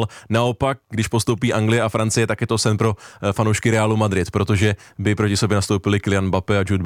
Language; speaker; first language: Czech; native; Czech